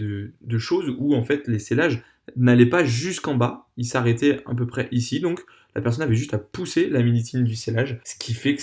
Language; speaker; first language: French; native; French